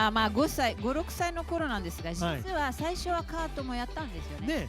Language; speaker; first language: Japanese; native; Japanese